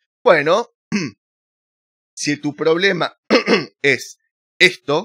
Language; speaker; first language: Spanish; native; Spanish